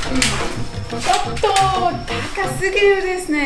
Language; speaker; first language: Japanese; non-native, learner; English